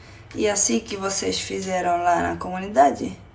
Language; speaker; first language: Portuguese; non-native, fluent; Slovenian